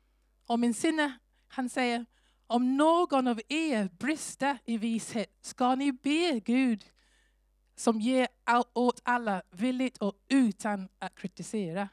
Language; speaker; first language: Swedish; non-native, fluent; English